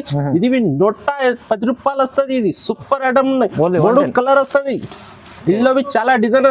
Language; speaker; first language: Telugu; non-native, local second language; Urdu